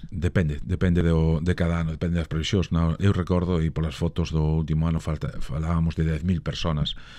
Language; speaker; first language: Galician; native; Galician